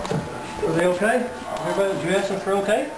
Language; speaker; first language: English; native; English